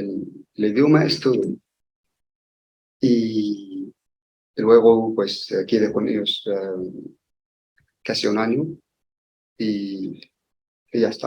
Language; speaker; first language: Spanish; non-native, learner; Arabic